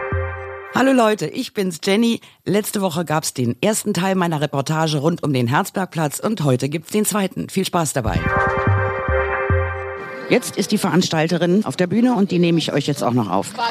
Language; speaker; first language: German; native; German